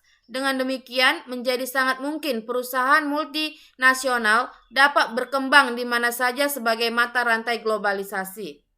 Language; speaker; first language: Indonesian; native; Indonesian